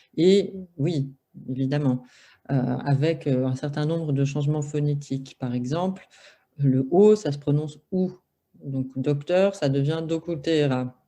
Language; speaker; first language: French; native; French